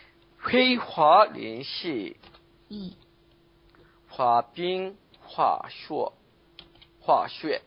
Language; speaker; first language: Chinese; non-native, learner; Korean